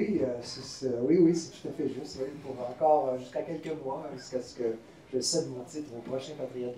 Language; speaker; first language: French; native; French